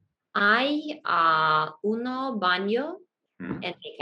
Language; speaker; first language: Spanish; non-native, learner; Russian